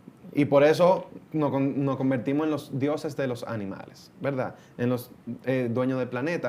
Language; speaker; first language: Spanish; native; Spanish